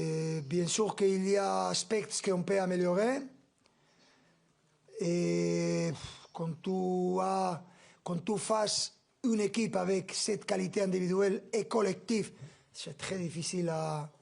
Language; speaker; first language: French; non-native, fluent; Spanish